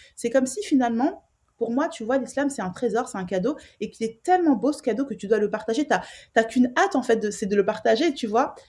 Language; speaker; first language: French; native; French